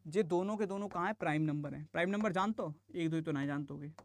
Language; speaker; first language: Hindi; native; Hindi